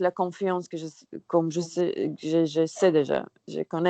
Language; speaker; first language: French; non-native, learner; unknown